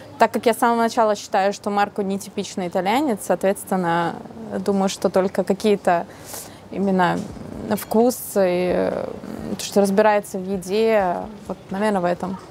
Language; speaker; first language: Russian; native; Russian